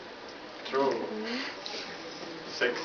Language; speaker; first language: English; non-native, learner; Ukrainian